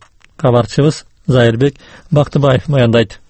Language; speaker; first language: Kyrgyz; native; Kyrgyz